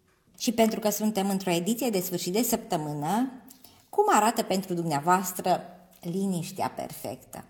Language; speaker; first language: Romanian; native; Romanian